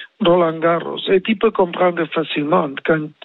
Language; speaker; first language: French; non-native, learner; Spanish